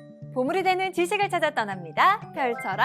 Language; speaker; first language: Korean; native; Korean